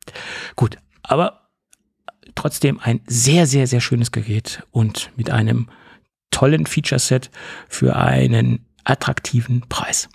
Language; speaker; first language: German; native; German